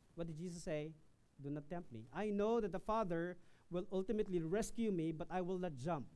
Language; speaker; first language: English; non-native, local second language; Filipino